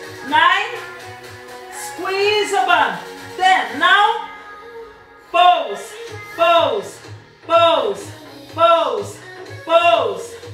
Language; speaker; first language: English; non-native, fluent; Portuguese